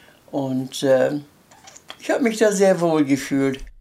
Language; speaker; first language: German; early bilingual, heritage; German